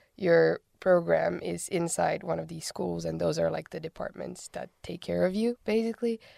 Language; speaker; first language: English; non-native, fluent; Portuguese